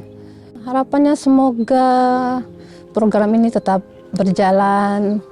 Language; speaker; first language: Indonesian; native; Indonesian